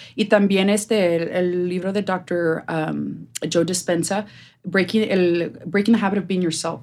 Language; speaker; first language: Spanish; native; Spanish